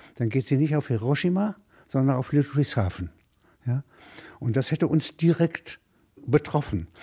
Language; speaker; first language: German; native; German